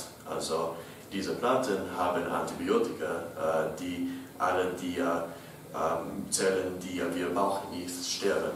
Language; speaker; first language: German; non-native, learner; English